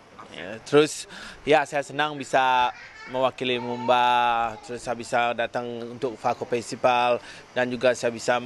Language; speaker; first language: Indonesian; non-native, local second language; Balinese